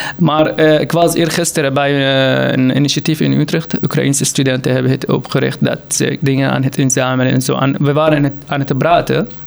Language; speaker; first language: Dutch; non-native, fluent; Arabic